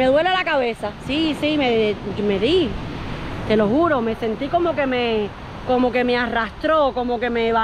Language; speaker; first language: Spanish; native; Spanish